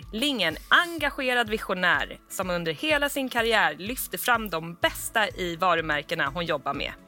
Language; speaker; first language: Swedish; native; Swedish